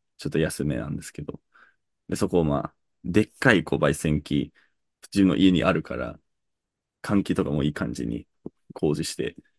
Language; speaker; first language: Japanese; native; Japanese